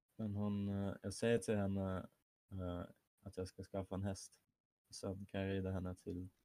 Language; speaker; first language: Swedish; non-native, fluent; German